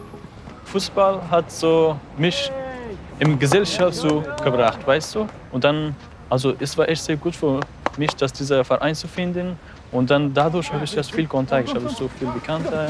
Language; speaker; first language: German; non-native, learner; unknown